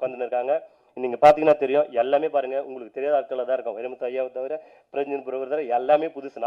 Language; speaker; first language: Tamil; native; Tamil